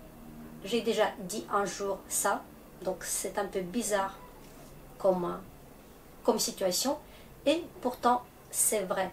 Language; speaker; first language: French; non-native, fluent; Russian